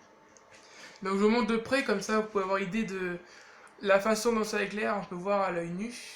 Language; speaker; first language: French; native; French